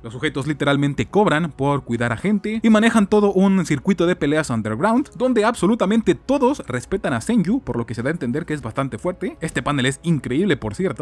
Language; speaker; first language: Spanish; native; Spanish